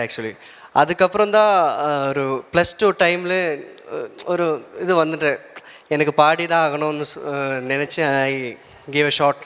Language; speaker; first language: Tamil; non-native, learner; Malayalam